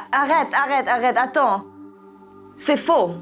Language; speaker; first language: French; non-native, local second language; German